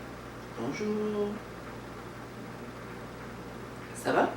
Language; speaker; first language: French; non-native, learner; English